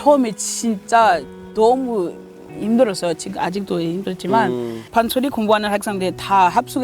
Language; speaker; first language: Korean; non-native, fluent; French